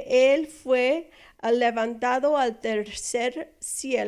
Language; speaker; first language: Spanish; non-native, fluent; English